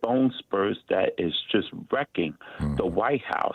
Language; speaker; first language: English; native; English